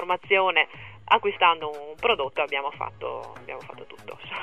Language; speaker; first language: Italian; native; Italian